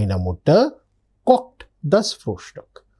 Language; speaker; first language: German; non-native, fluent; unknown